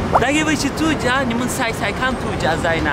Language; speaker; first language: Chinese; non-native, learner; Turkish